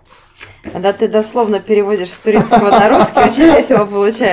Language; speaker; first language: Russian; native; Russian